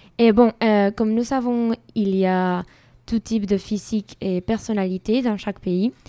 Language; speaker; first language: French; non-native, fluent; Spanish